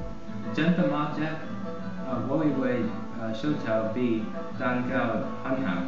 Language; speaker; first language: Chinese; non-native, learner; English